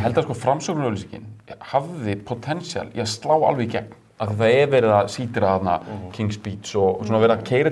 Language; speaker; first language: Icelandic; native; Icelandic